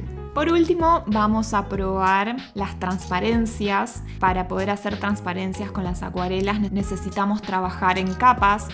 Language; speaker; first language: Spanish; native; Spanish